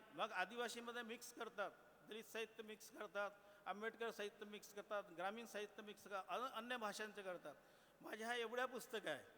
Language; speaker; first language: Marathi; non-native, local second language; Gondi